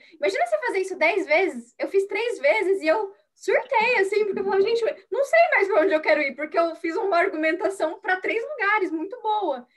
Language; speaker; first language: Portuguese; native; Portuguese